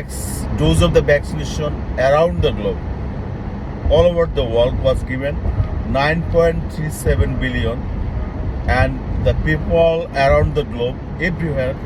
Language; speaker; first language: English; non-native, local second language; Bangla